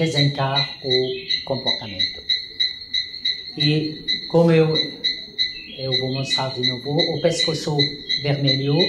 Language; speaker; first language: Portuguese; non-native, learner; French